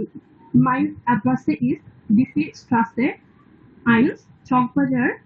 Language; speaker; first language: German; non-native, learner; Bangla